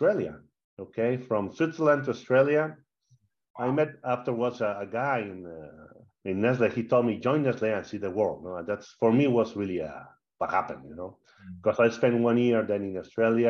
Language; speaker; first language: English; non-native, fluent; Spanish